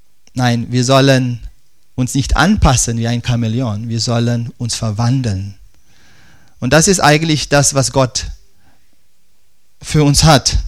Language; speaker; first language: German; non-native, fluent; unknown